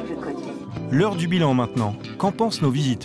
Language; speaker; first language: French; native; French